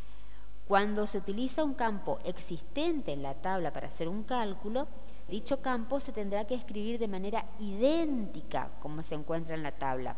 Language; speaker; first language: Spanish; native; Spanish